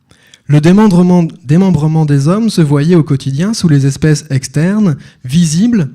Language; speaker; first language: French; native; French